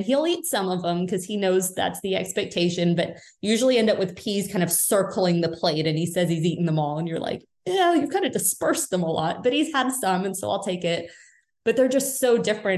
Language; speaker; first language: English; native; English